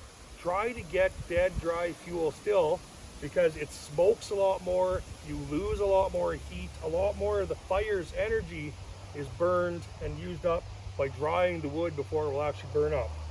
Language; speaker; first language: English; native; English